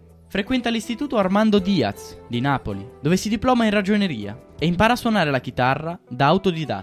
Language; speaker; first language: Italian; native; Italian